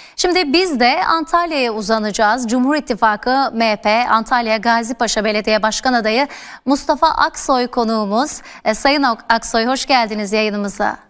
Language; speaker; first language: Turkish; native; Turkish